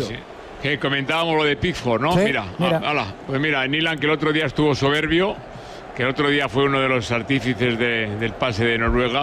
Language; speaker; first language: Spanish; native; Spanish